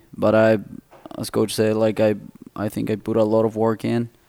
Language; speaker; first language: English; non-native, fluent; Spanish